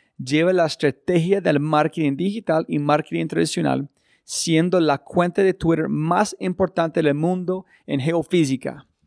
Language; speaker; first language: Spanish; non-native, learner; English